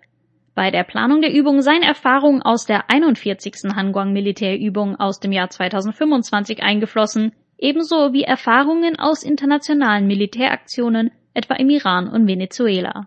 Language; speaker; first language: German; native; German